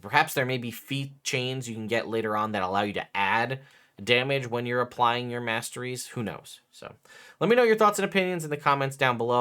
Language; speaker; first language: English; native; English